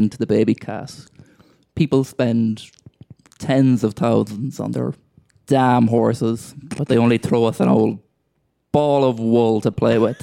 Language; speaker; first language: English; native; English